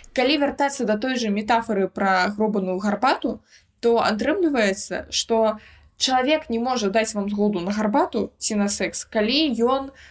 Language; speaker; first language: Belarusian; non-native, local second language; Russian